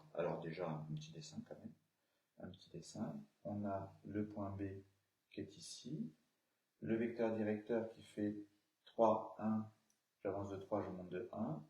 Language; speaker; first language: French; native; French